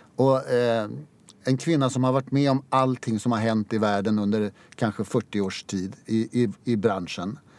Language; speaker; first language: Swedish; native; Swedish